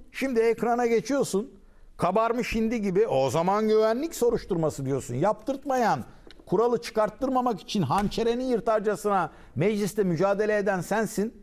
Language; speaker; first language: Turkish; native; Turkish